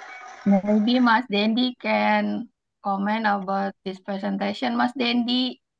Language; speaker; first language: English; non-native, learner; Indonesian